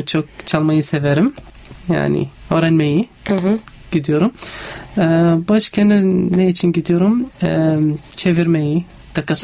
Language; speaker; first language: Turkish; non-native, learner; Arabic